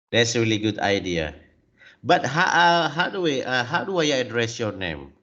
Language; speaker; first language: English; non-native, learner; Indonesian